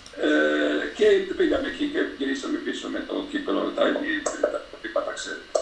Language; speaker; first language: Greek; non-native, fluent; Serbian